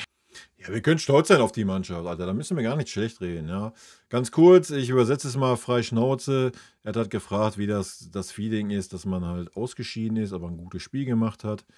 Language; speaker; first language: German; native; German